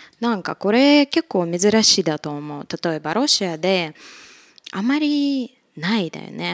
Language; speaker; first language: Japanese; non-native, fluent; Russian